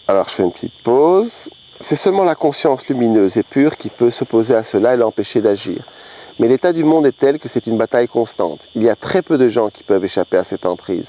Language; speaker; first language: French; native; French